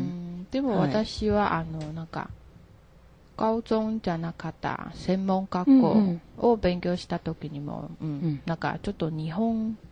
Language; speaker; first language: Japanese; non-native, learner; Chinese